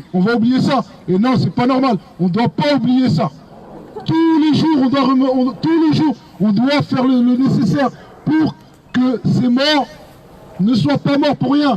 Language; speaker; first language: French; native; French